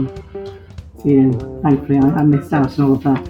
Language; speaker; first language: English; native; English